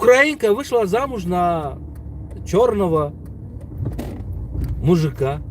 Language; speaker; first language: Russian; non-native, local second language; Tajik